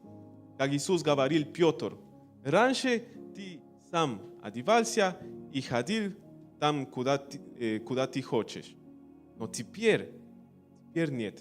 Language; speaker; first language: Russian; non-native, learner; Spanish